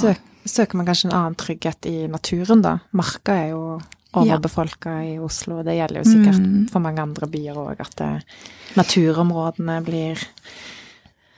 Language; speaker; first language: Norwegian; native; Norwegian